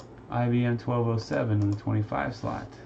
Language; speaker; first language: English; native; English